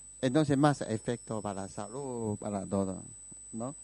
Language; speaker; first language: Spanish; non-native, learner; Chinese